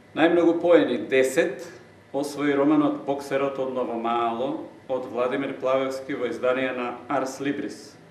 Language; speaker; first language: Macedonian; native; Macedonian